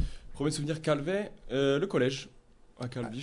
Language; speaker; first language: French; native; French